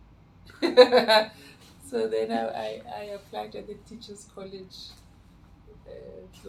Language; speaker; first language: English; non-native, local second language; Tswana